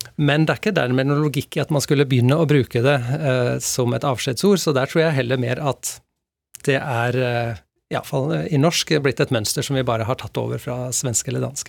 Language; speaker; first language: Norwegian; native; Norwegian